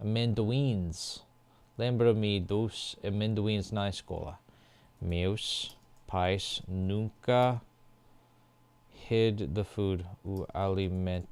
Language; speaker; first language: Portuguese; non-native, learner; English